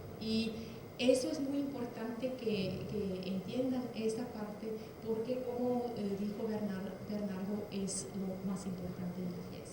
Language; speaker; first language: Spanish; non-native, fluent; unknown